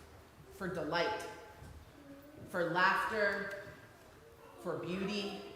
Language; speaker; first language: English; native; English